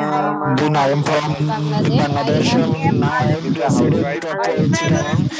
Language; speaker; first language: English; non-native, learner; Bangla